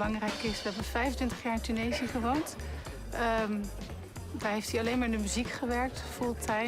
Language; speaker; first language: Dutch; native; Dutch